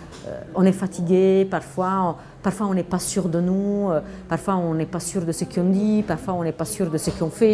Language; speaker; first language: French; non-native, fluent; Italian